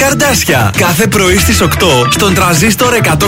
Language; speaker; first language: Greek; native; Greek